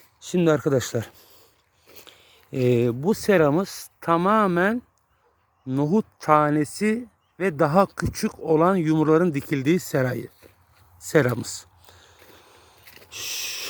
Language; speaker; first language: Turkish; native; Turkish